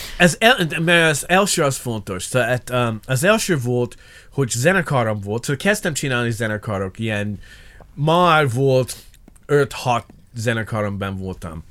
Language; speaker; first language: Hungarian; non-native, learner; English